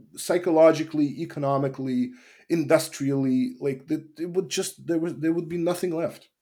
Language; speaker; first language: English; non-native, fluent; Russian